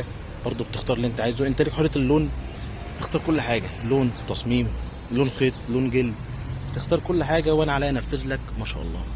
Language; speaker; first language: Arabic; native; Arabic